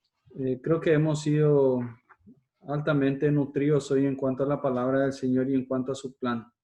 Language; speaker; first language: Spanish; native; Spanish